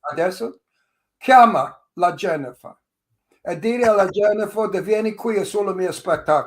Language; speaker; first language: Italian; early bilingual, heritage; English